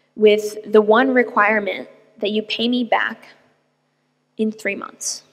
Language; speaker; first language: English; native; English